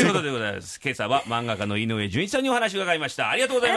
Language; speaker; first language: Japanese; native; Japanese